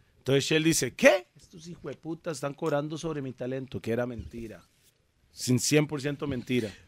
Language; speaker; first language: Spanish; early bilingual, other home language; English